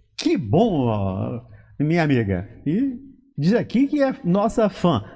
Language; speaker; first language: Portuguese; native; Portuguese